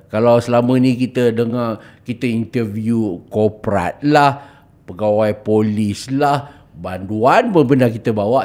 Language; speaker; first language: Malay; native; Malay